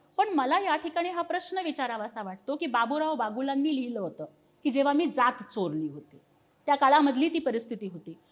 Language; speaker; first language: Marathi; non-native, local second language; Telugu